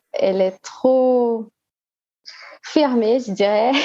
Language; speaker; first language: French; non-native, fluent; Portuguese